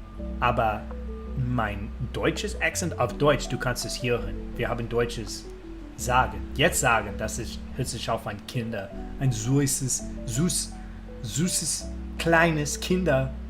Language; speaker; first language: German; non-native, learner; English